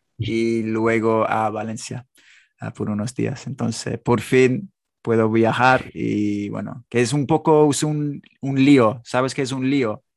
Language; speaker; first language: Spanish; non-native, fluent; English